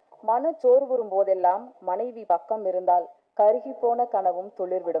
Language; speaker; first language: Tamil; native; Tamil